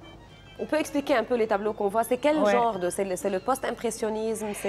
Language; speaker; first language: French; non-native, local second language; Arabic